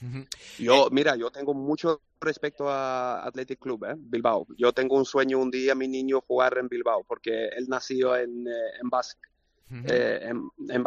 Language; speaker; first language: Spanish; non-native, learner; Swedish